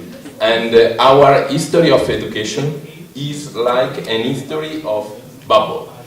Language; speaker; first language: English; non-native, learner; Italian